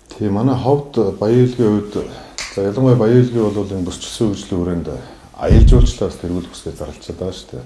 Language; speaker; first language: Mongolian; non-native, local second language; Kazakh